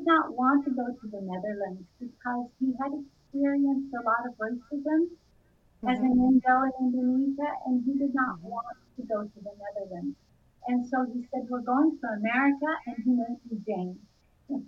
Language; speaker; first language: English; early bilingual, other home language; Indonesian